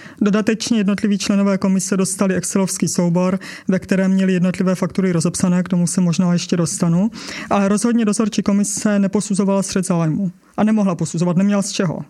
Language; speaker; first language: Czech; native; Czech